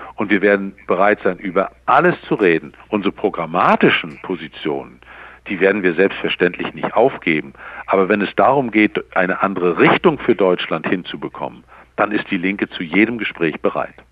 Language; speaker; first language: German; native; German